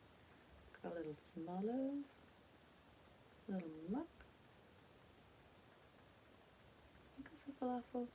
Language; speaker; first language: English; native; English